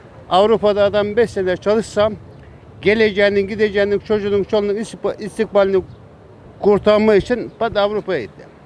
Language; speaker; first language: Turkish; native; Turkish